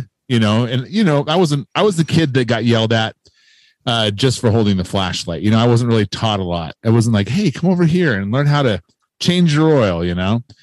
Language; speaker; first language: English; native; English